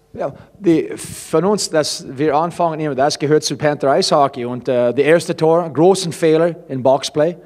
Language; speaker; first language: German; non-native, fluent; English